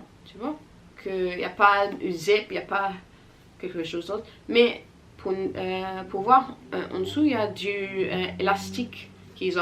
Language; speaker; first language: French; non-native, learner; English